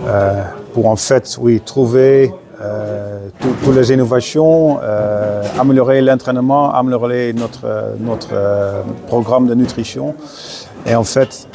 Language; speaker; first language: French; non-native, fluent; Dutch